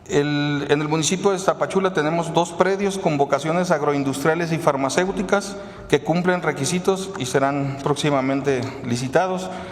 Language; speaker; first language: Spanish; native; Spanish